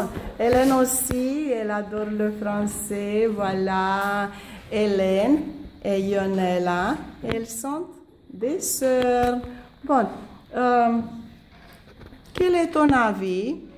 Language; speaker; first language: French; non-native, fluent; Romanian